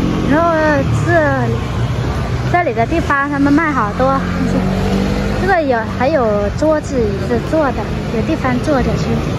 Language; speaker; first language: Chinese; non-native, learner; Vietnamese